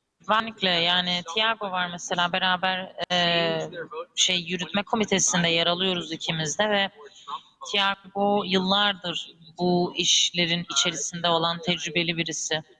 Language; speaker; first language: Turkish; early bilingual, heritage; Turkish